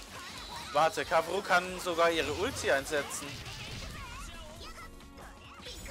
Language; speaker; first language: German; native; German